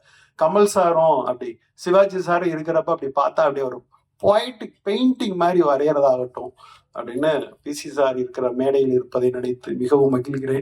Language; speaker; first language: Tamil; native; Tamil